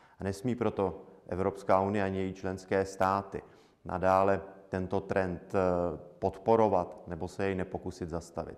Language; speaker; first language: Czech; native; Czech